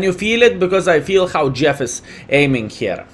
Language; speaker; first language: English; non-native, fluent; Lithuanian